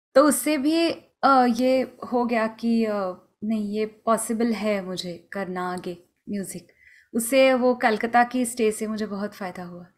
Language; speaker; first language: Hindi; non-native, local second language; Marathi